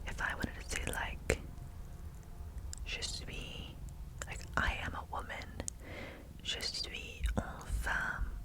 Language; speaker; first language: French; non-native, learner; English